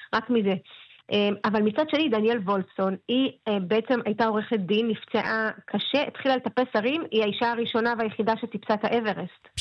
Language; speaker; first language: Hebrew; early bilingual, other home language; Russian